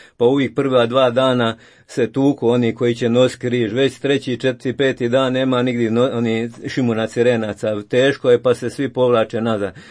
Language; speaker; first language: Croatian; native; Croatian